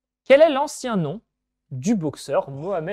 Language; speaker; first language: French; native; French